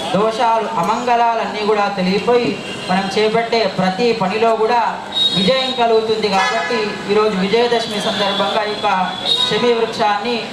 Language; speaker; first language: Telugu; native; Telugu